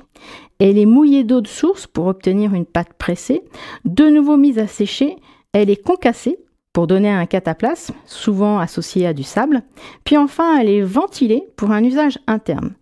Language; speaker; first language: French; native; French